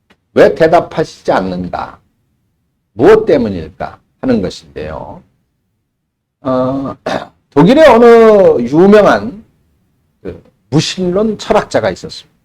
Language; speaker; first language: Korean; native; Korean